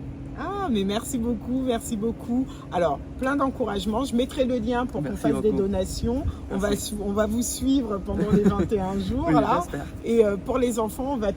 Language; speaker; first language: French; native; French